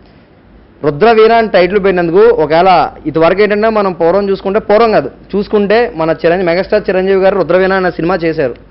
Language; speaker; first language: Telugu; native; Telugu